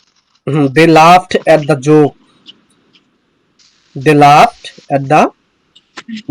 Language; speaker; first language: English; non-native, fluent; Bangla